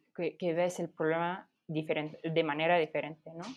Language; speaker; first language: Spanish; non-native, fluent; English